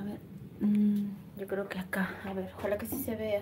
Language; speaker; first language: Spanish; native; Spanish